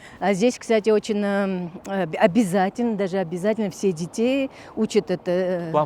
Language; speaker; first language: Russian; non-native, local second language; Abkhazian